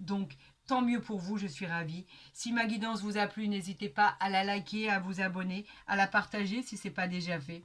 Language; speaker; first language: French; native; French